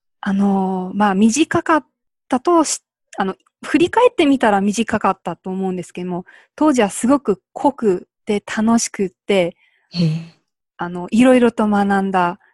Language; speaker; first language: Japanese; early bilingual, other home language; Korean